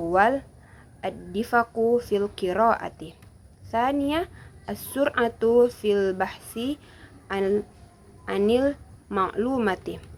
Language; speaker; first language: Arabic; non-native, learner; Indonesian